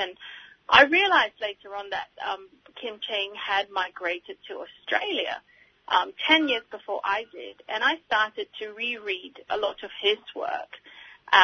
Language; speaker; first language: English; native; English